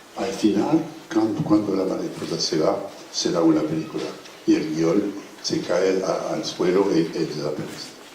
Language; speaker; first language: Spanish; non-native, fluent; French